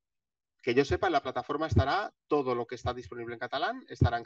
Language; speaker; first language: Spanish; native; Spanish